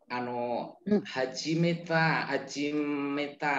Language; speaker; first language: Japanese; non-native, learner; Indonesian